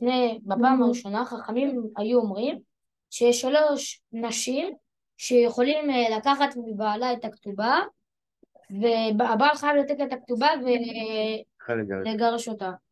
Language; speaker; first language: Hebrew; early bilingual, other home language; French